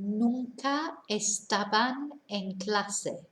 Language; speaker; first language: Spanish; non-native, fluent; English